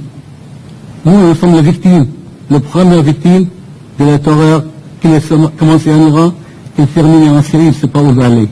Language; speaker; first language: French; non-native, fluent; Persian